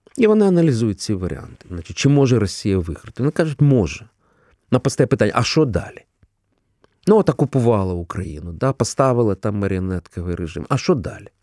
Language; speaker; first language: Ukrainian; non-native, local second language; Russian